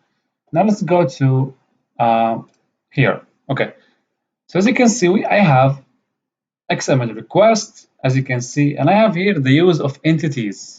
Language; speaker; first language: English; non-native, fluent; Arabic